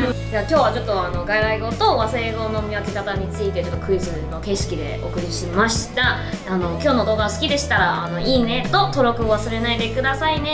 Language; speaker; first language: Japanese; non-native, fluent; Chinese